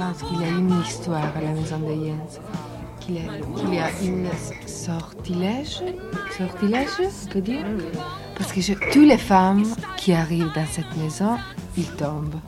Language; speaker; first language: French; non-native, learner; Italian